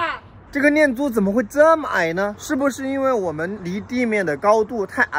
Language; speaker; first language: Chinese; native; Chinese